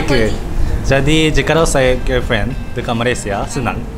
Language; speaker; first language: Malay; non-native, learner; Japanese